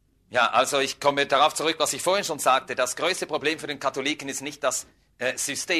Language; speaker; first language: German; native; German